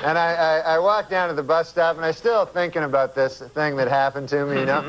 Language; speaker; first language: English; native; English